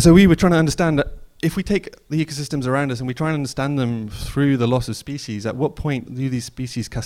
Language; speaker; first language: English; native; English